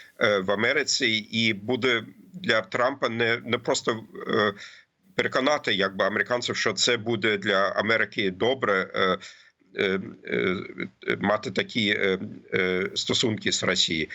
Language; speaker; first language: Ukrainian; non-native, fluent; German